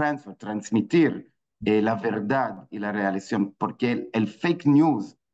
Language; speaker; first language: Spanish; non-native, fluent; Hebrew